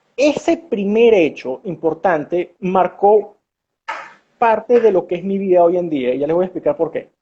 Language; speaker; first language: Spanish; native; Spanish